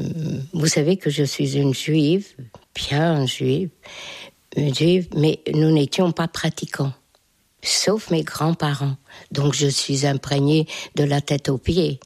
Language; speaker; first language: French; non-native, fluent; Hungarian